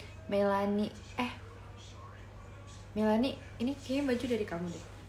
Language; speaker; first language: Indonesian; early bilingual, heritage; Indonesian